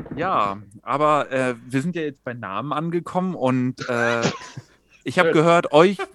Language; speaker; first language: German; early bilingual, other home language; English